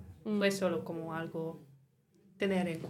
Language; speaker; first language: Spanish; non-native, learner; English